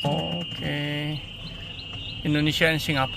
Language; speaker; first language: English; non-native, learner; Indonesian